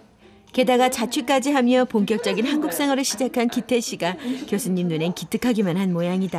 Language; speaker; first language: Korean; native; Korean